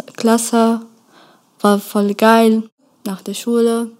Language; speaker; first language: German; non-native, learner; Kurdish